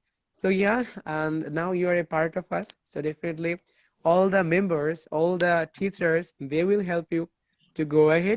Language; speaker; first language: English; non-native, fluent; Bangla